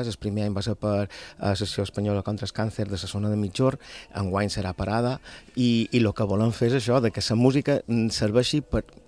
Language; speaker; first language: Catalan; native; Catalan